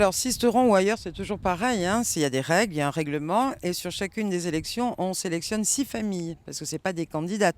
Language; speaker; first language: French; native; French